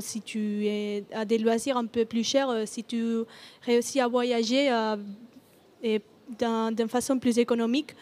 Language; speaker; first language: French; non-native, learner; Spanish